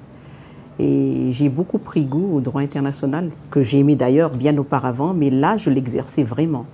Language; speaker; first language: French; non-native, local second language; Malagasy